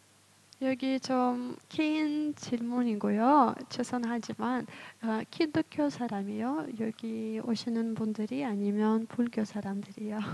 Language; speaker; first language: Korean; non-native, fluent; Russian